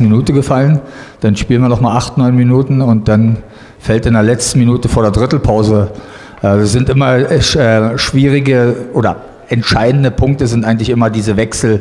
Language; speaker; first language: German; native; German